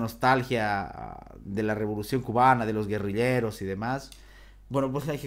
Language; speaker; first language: Spanish; native; Spanish